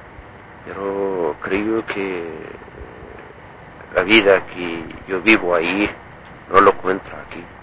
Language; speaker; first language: Spanish; non-native, learner; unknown